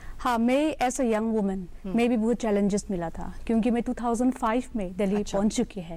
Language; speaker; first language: Hindi; non-native, local second language; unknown